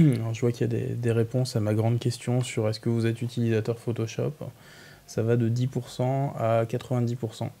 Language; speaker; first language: French; native; French